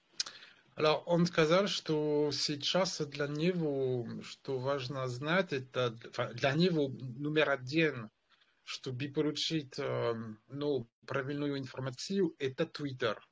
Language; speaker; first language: Russian; non-native, fluent; French